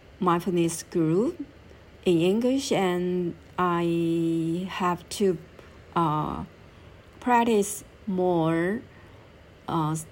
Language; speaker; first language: English; non-native, learner; Chinese